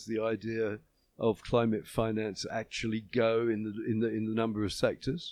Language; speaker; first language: English; native; English